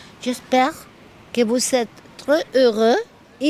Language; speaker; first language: French; non-native, learner; Spanish